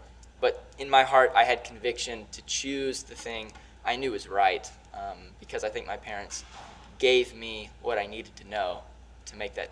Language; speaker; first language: English; native; English